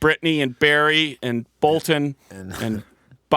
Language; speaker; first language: English; native; English